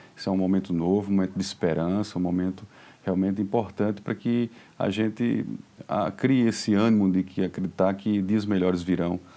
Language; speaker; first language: Portuguese; native; Portuguese